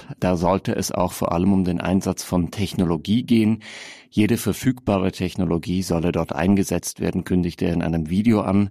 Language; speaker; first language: German; native; German